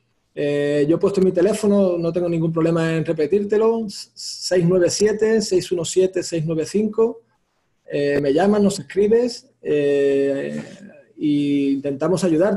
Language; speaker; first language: Spanish; native; Spanish